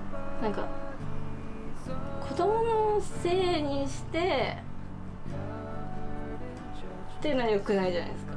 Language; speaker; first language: Japanese; native; Japanese